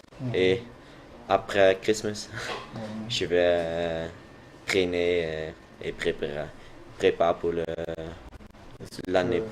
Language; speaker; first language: French; non-native, learner; Dutch